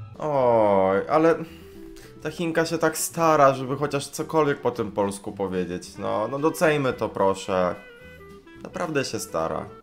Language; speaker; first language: Polish; native; Polish